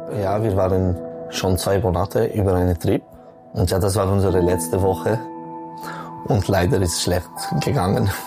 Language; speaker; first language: German; non-native, local second language; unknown